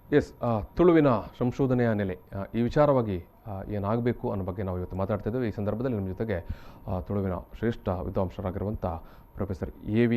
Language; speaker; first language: Kannada; non-native, local second language; Tulu